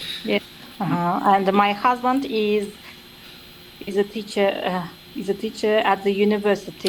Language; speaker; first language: English; non-native, learner; Kazakh